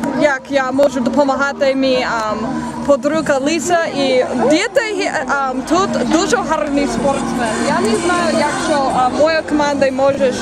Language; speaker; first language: Ukrainian; non-native, learner; English